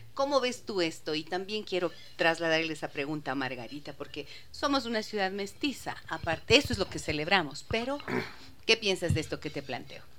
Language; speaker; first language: Spanish; native; Spanish